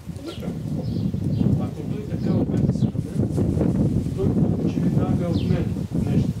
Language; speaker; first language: Bulgarian; non-native, learner; Russian